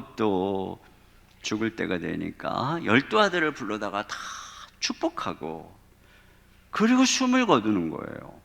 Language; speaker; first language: Korean; native; Korean